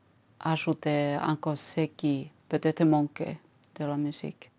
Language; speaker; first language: French; non-native, fluent; Finnish